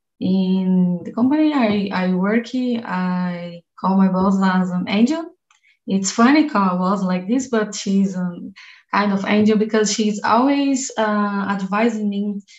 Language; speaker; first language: English; non-native, learner; Portuguese